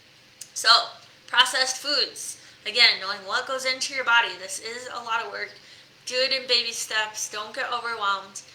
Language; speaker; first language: English; native; English